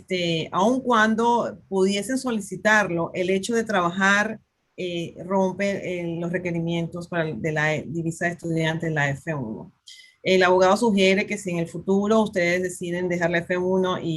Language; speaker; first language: Spanish; native; Spanish